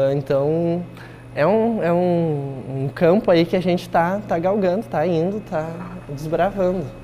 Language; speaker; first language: Portuguese; native; Portuguese